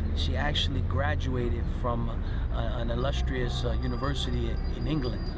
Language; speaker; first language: English; native; English